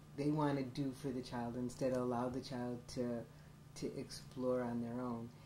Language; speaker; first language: English; native; English